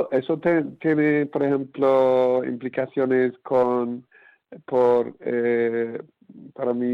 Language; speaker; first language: Spanish; non-native, fluent; English